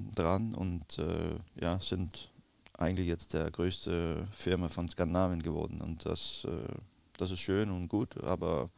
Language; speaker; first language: German; non-native, learner; Danish